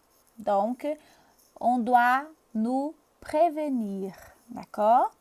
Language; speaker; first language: French; non-native, fluent; Portuguese